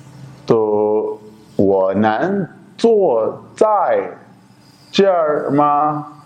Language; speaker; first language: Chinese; non-native, fluent; Urdu